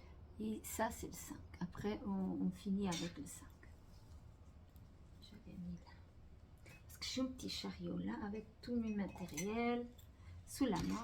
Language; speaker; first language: French; non-native, fluent; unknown